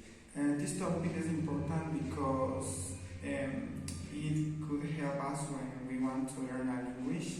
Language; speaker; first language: English; non-native, learner; Spanish